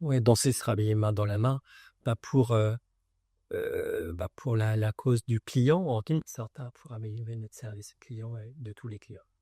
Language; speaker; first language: French; native; French